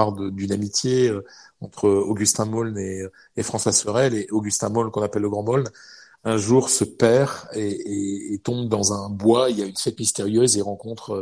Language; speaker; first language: French; native; French